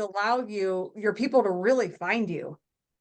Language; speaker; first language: English; native; English